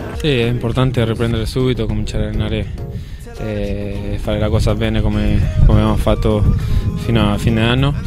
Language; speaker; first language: Italian; non-native, fluent; Spanish